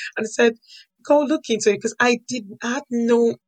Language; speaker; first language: English; non-native, local second language; Yoruba